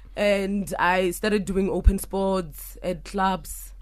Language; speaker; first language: English; non-native, local second language; Northern Sotho